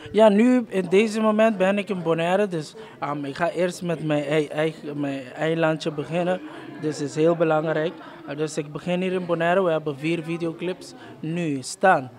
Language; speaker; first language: Dutch; non-native, local second language; Papiamento